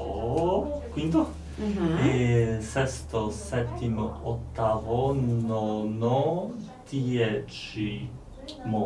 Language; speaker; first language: Italian; non-native, learner; Polish